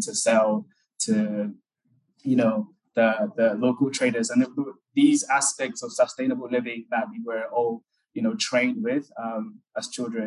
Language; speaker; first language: English; non-native, local second language; Akan